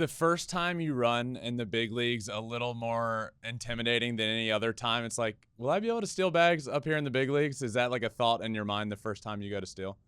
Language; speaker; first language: English; native; English